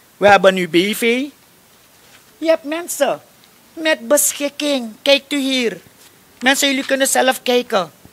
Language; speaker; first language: Dutch; native; Dutch